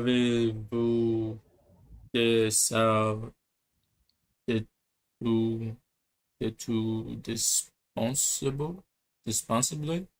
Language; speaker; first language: French; non-native, learner; English